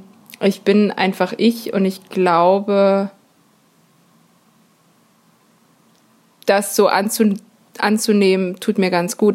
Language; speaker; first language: German; native; German